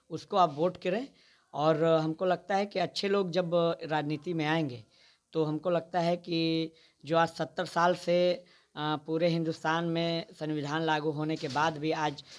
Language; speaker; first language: Hindi; native; Hindi